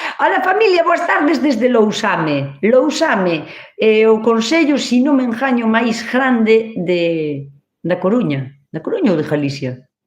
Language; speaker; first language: Galician; native; Galician